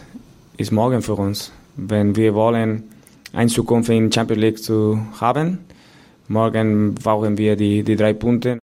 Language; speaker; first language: German; non-native, learner; Spanish